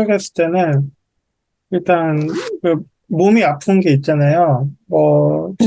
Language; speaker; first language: Korean; native; Korean